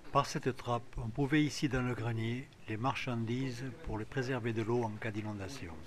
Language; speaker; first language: French; native; French